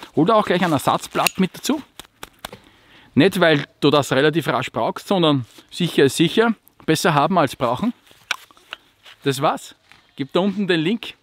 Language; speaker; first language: German; native; German